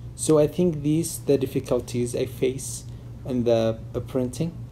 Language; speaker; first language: English; non-native, learner; Arabic